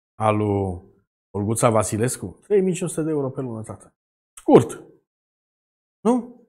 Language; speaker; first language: Romanian; native; Romanian